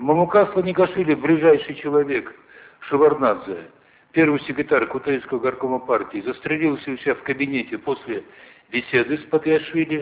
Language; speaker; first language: Russian; non-native, local second language; Ossetic